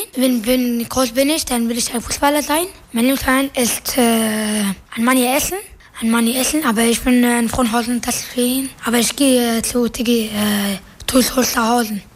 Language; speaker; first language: German; non-native, learner; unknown